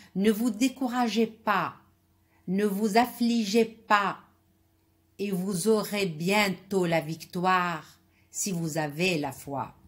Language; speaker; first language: French; non-native, local second language; Arabic